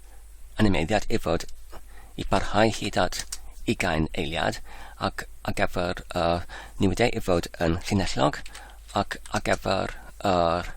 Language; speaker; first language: Welsh; non-native, learner; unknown